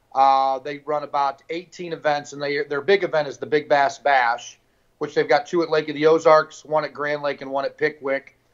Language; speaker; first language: English; native; English